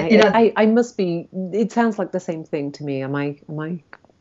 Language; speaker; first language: English; native; English